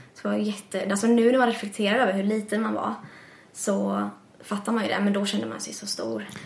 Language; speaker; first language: Swedish; early bilingual, other home language; English